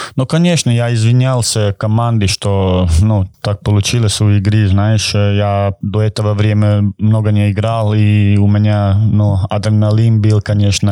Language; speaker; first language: Russian; non-native, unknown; Croatian